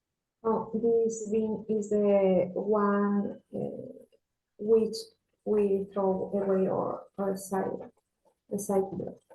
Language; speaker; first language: English; non-native, learner; Spanish